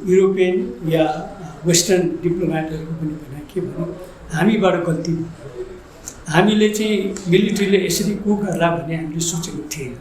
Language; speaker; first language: Nepali; native; Nepali